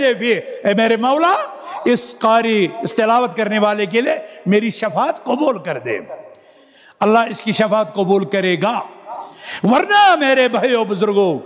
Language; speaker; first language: Urdu; non-native, local second language; Kashmiri